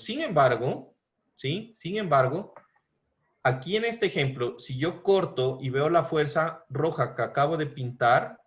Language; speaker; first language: Spanish; native; Spanish